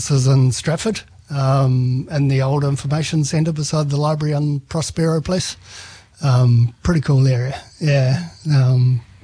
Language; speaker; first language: English; native; English